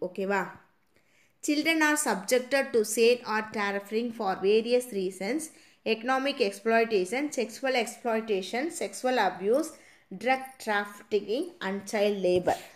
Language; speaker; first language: English; non-native, local second language; Tamil